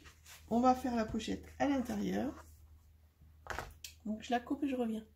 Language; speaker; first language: French; native; French